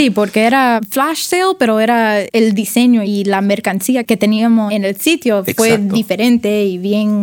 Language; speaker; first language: Spanish; early bilingual, other home language; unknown